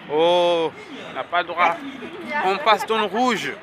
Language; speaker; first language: French; non-native, learner; Portuguese